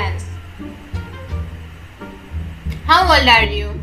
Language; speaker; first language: English; early bilingual, heritage; English